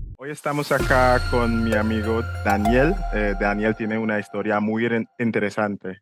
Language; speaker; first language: Spanish; non-native, fluent; English